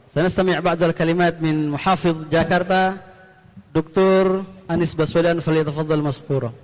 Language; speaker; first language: Arabic; non-native, fluent; Indonesian